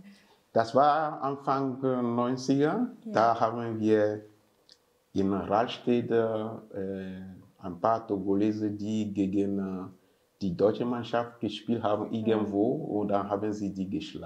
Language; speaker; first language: German; non-native, fluent; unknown